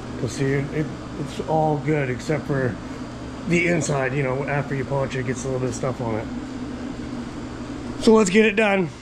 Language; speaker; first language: English; native; English